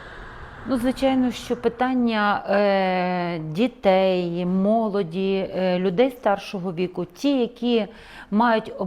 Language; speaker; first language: Ukrainian; native; Ukrainian